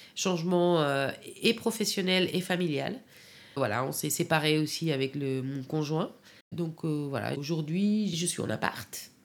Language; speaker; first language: French; non-native, fluent; Persian